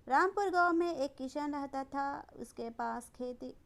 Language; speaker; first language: Hindi; non-native, local second language; Telugu